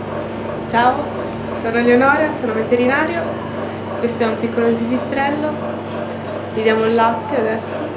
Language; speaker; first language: Italian; native; Italian